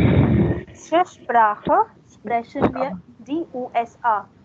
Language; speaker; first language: German; non-native, fluent; Hindi